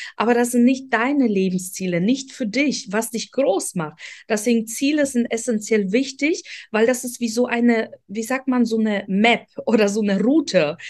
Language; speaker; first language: German; non-native, fluent; Polish